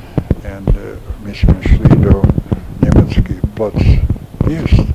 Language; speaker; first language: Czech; early bilingual, heritage; Czech